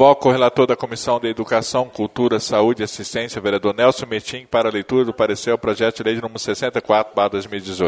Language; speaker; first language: Portuguese; native; Portuguese